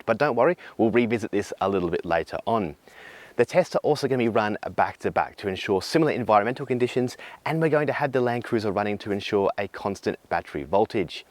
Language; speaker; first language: English; native; English